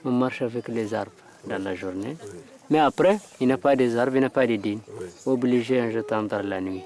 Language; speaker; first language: French; non-native, learner; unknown